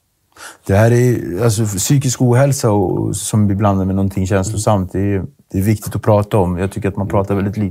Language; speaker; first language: Swedish; native; Swedish